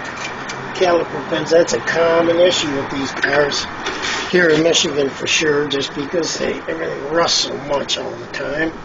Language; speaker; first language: English; native; English